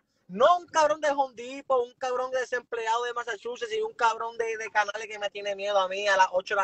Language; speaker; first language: Spanish; native; Spanish